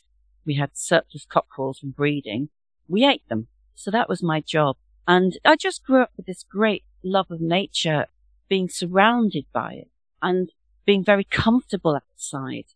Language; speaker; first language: English; native; English